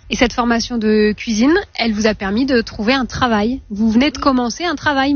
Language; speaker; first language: French; native; French